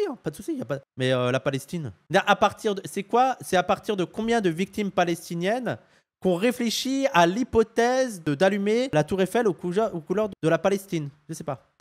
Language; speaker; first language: French; native; French